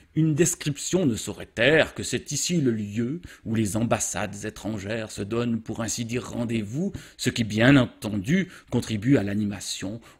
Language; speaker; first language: French; native; French